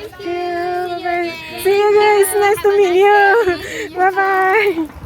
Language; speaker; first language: English; non-native, local second language; Malay